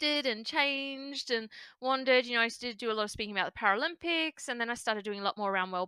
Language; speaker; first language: English; native; English